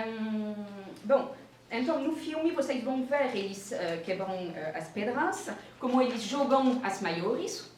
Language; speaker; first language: Portuguese; non-native, fluent; French